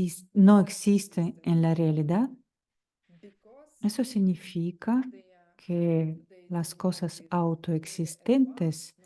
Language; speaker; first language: Spanish; non-native, fluent; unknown